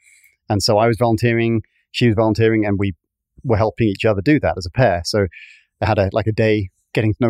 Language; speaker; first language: English; native; English